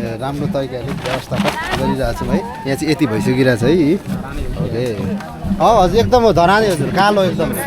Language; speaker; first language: Nepali; native; Nepali